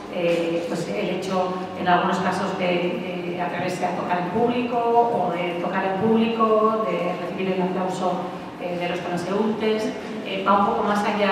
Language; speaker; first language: Spanish; native; Spanish